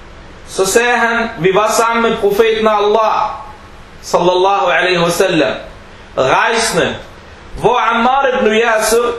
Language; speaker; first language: Danish; early bilingual, other home language; Arabic